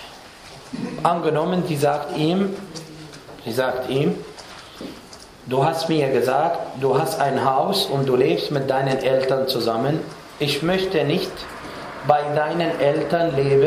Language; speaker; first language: German; non-native, fluent; Arabic